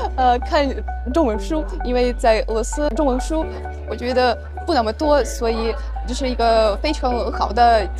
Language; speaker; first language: Chinese; non-native, learner; Russian